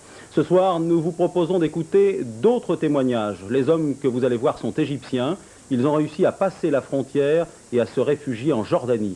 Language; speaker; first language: French; native; French